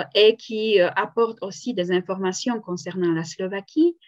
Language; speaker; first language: French; non-native, fluent; Slovak